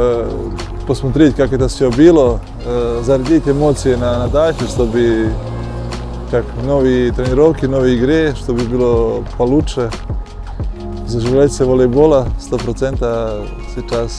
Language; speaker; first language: Russian; non-native, learner; Serbian